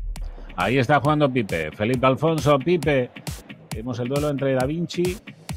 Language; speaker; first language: Spanish; native; Spanish